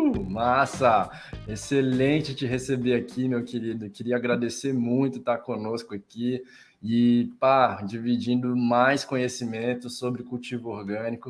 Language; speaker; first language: Portuguese; native; Portuguese